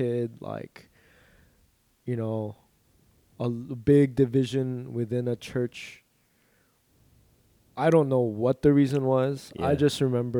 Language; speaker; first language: English; early bilingual, other home language; Korean